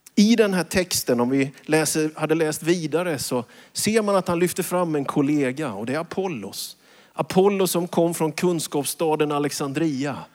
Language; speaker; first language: Swedish; native; Swedish